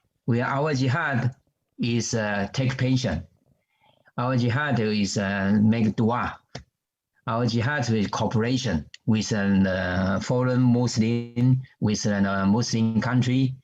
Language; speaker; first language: English; non-native, learner; Chinese